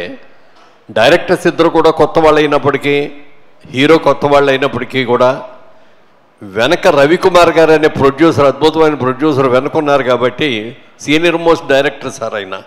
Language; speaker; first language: Telugu; native; Telugu